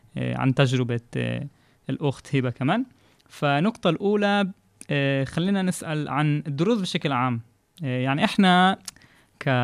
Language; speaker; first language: Arabic; non-native, fluent; Hebrew